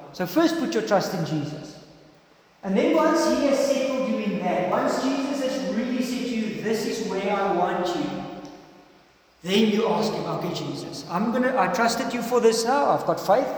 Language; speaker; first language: English; non-native, local second language; Afrikaans